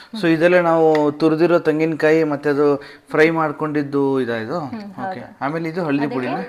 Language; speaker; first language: Kannada; native; Kannada